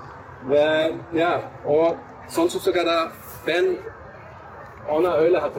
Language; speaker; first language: Turkish; non-native, learner; German